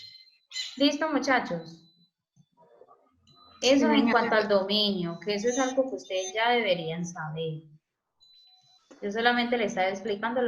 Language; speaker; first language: Spanish; native; Spanish